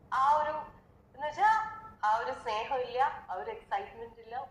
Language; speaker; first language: Malayalam; native; Malayalam